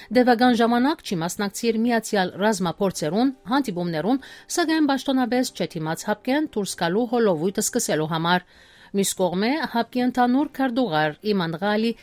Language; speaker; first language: Armenian; early bilingual, heritage; Armenian